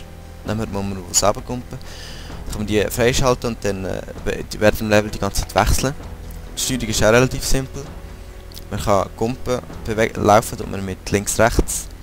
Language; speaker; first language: German; native; German